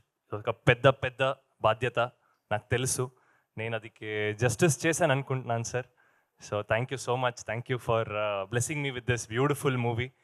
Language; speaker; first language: Telugu; non-native, learner; Kannada